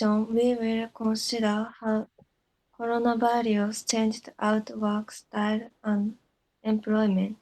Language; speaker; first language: English; non-native, learner; Japanese